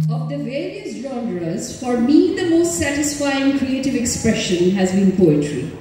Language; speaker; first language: English; non-native, local second language; Bangla